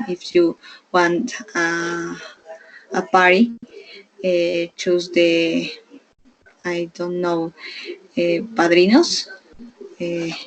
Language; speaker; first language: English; non-native, learner; Spanish